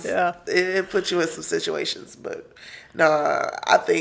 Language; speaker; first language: English; native; English